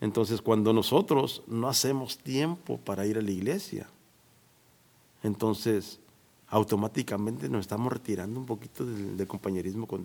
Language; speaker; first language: Spanish; native; Spanish